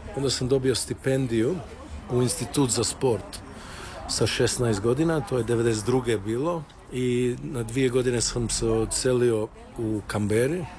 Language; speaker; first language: Croatian; early bilingual, heritage; Croatian